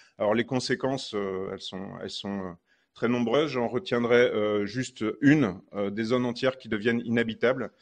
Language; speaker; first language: French; native; French